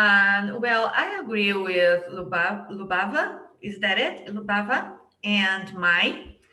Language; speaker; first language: English; non-native, fluent; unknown